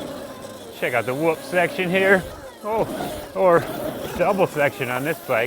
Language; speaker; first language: English; native; English